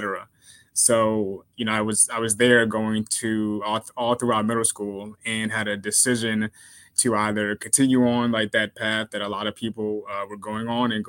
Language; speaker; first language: English; native; English